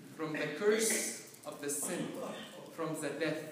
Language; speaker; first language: English; non-native, fluent; Arabic